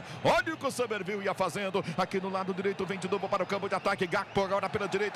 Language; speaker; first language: Portuguese; native; Portuguese